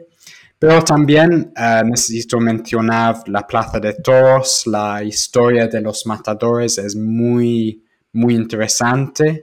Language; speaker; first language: Spanish; non-native, fluent; English